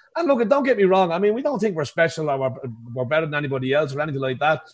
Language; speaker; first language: English; native; English